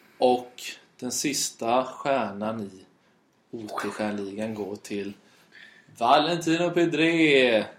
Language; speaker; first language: Swedish; native; Swedish